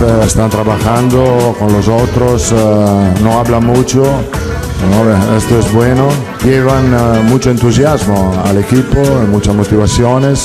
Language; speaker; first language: Spanish; non-native, learner; Italian